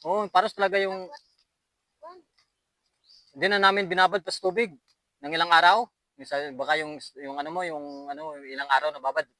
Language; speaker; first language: Filipino; native; Filipino